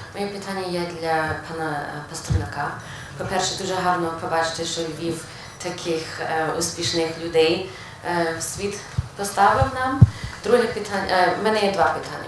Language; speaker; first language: Ukrainian; early bilingual, heritage; Ukrainian